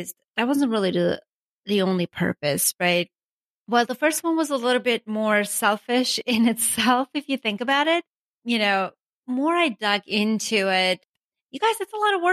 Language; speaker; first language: English; non-native, fluent; Armenian